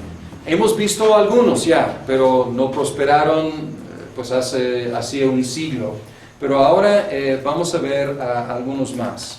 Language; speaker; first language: Spanish; non-native, fluent; English